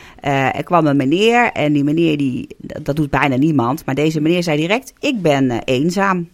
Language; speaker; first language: Dutch; native; Dutch